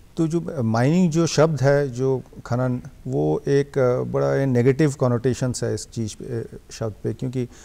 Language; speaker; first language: Hindi; non-native, local second language; Bangla